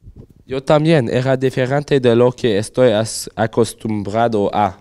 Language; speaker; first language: Spanish; non-native, learner; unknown